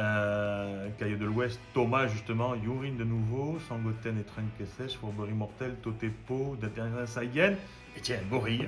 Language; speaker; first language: French; native; French